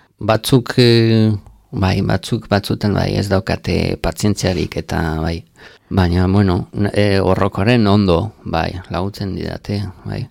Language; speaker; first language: Basque; non-native, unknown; French